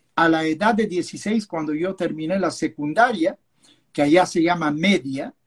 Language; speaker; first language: Spanish; non-native, local second language; Yiddish